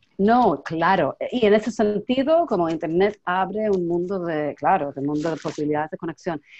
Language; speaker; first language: Spanish; non-native, fluent; English